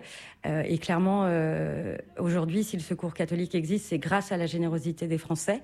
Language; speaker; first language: French; native; French